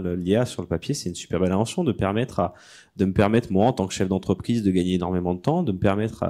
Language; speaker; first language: French; native; French